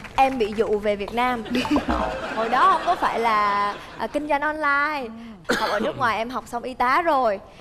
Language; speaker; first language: Vietnamese; early bilingual, heritage; Vietnamese